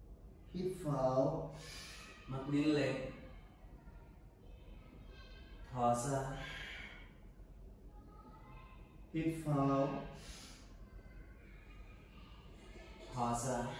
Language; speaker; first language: Vietnamese; non-native, learner; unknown